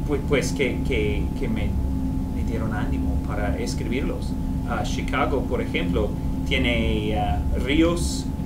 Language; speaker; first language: Spanish; non-native, fluent; English